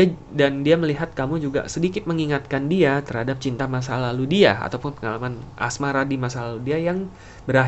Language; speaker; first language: Indonesian; native; Indonesian